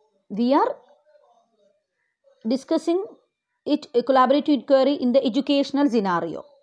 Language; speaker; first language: English; non-native, local second language; Malayalam